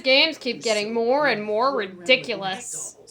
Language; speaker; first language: English; native; English